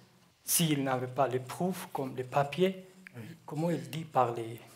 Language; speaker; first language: French; non-native, learner; Kurdish